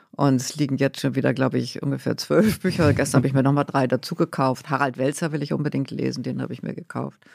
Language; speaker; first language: German; native; German